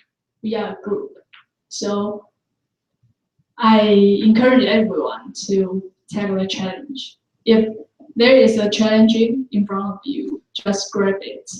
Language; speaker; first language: English; non-native, fluent; Chinese